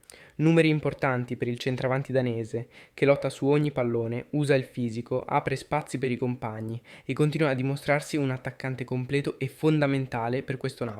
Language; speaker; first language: Italian; native; Italian